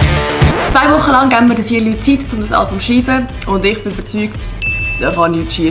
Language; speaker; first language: German; native; German